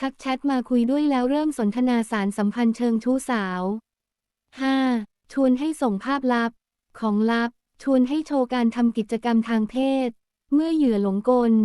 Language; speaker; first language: Thai; native; Thai